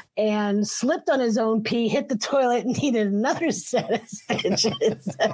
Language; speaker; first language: English; native; English